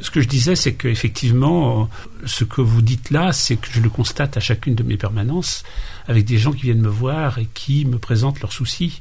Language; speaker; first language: French; native; French